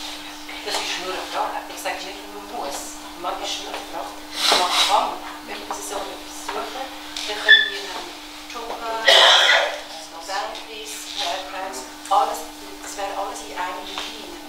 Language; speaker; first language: German; early bilingual, other home language; Tibetan